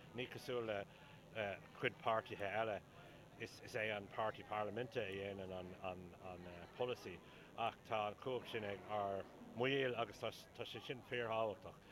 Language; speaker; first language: Irish; non-native, local second language; English